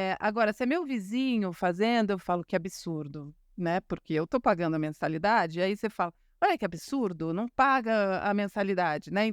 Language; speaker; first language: Portuguese; native; Portuguese